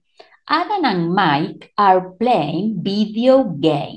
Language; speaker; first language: English; non-native, fluent; Spanish